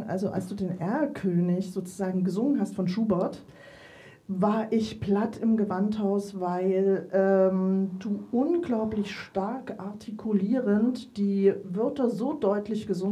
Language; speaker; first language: German; native; German